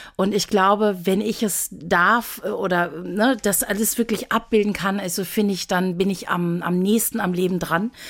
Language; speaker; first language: German; early bilingual, other home language; Turkish